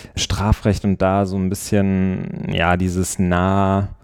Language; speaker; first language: German; native; German